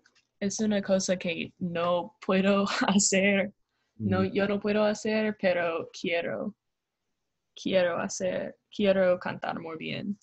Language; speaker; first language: Spanish; non-native, learner; English